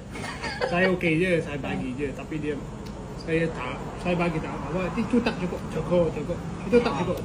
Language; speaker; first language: Malay; native; Malay